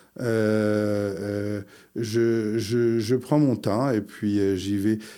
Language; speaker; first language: French; early bilingual, other home language; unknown